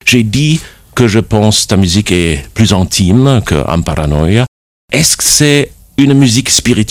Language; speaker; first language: French; non-native, fluent; German